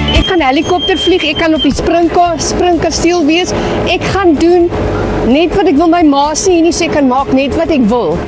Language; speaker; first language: Afrikaans; native; Afrikaans